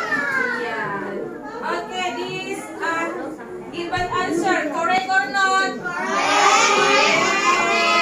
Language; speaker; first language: English; non-native, learner; Indonesian